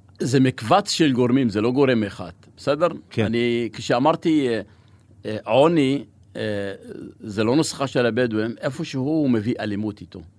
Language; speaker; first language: Hebrew; non-native, local second language; Arabic